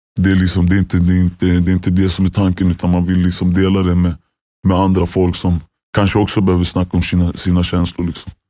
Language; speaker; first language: Swedish; native; Swedish